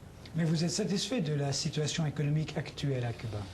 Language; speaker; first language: French; native; French